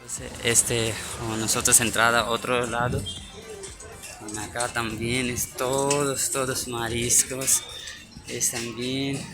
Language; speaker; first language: Spanish; non-native, learner; Urdu